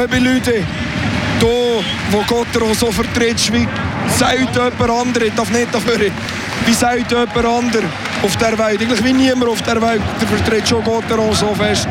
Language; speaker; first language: German; native; German